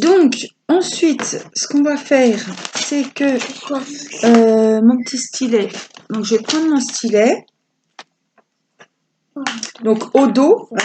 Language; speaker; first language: French; native; French